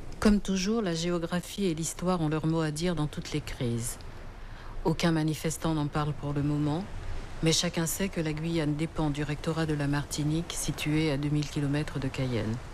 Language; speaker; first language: French; native; French